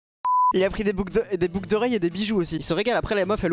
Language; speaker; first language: French; native; French